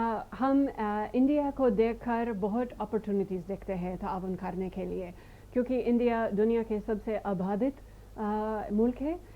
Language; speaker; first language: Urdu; non-native, fluent; English